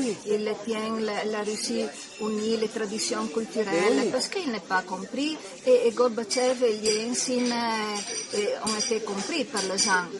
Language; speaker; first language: French; non-native, learner; Italian